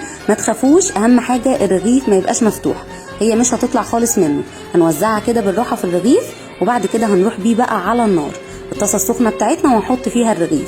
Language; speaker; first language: Arabic; native; Arabic